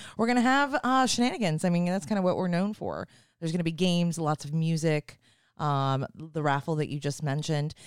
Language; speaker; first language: English; native; English